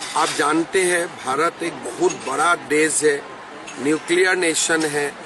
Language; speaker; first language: Hindi; non-native, local second language; Assamese